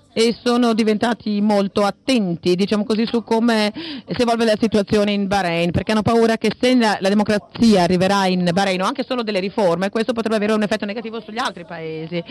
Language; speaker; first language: Italian; non-native, fluent; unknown